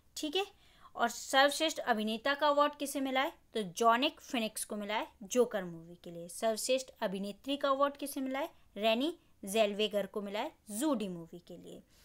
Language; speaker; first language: Hindi; native; Hindi